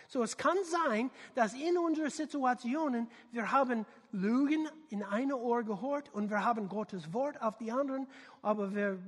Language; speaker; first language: German; non-native, learner; English